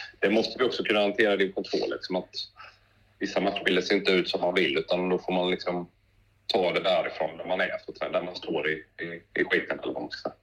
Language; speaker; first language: Swedish; native; Swedish